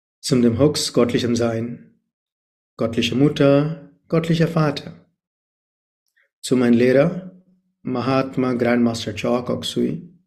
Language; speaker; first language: German; non-native, learner; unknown